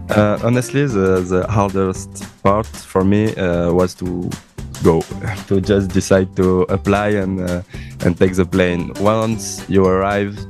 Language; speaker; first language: English; non-native, fluent; French